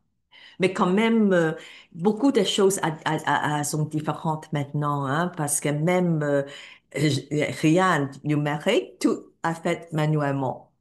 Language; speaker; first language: French; non-native, fluent; Cantonese